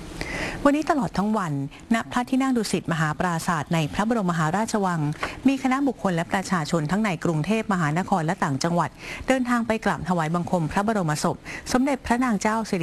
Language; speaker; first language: Thai; native; Thai